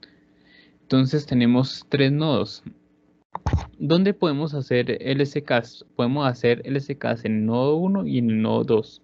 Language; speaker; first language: Spanish; native; Spanish